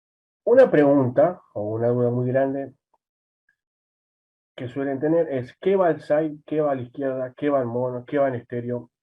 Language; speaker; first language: Spanish; native; Spanish